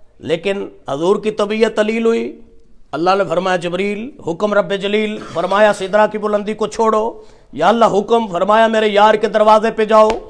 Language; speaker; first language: Urdu; non-native, local second language; Punjabi